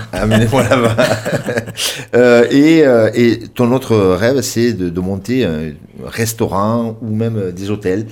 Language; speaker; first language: French; native; French